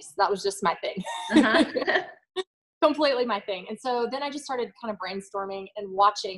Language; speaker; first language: English; native; English